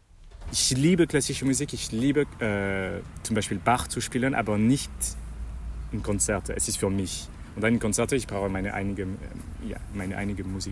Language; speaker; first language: German; non-native, learner; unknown